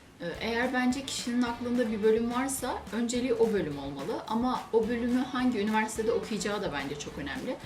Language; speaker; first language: Turkish; native; Turkish